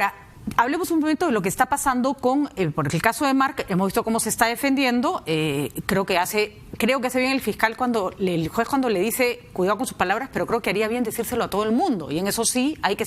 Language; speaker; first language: Spanish; native; Spanish